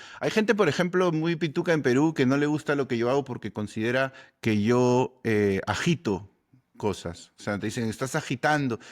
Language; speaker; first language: Spanish; native; Spanish